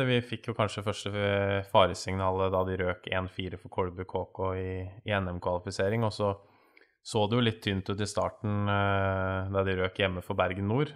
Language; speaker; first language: Norwegian; native; Norwegian